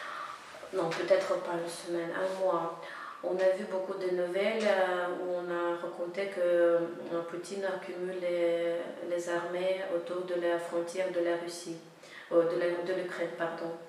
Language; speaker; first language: French; non-native, fluent; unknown